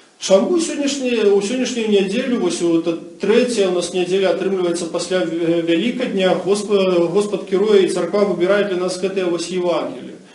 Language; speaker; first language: Belarusian; non-native, local second language; Russian